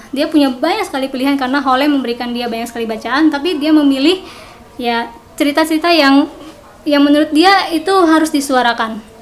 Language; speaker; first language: Indonesian; non-native, local second language; Sundanese